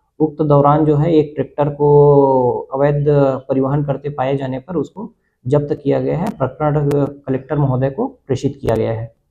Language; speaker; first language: Hindi; native; Hindi